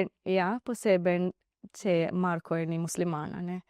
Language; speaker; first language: Slovenian; non-native, learner; Divehi